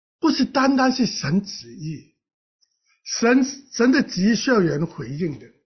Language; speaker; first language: Chinese; non-native, local second language; Cantonese